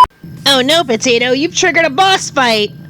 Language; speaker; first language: English; native; English